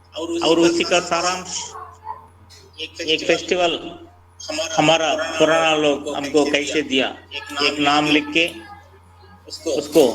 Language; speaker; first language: Hindi; non-native, local second language; Telugu